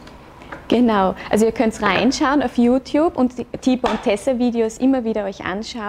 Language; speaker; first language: German; native; German